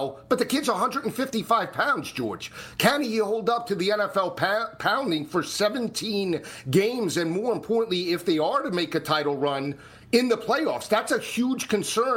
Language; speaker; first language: English; native; English